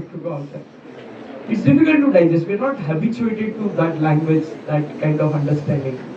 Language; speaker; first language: English; non-native, local second language; Marathi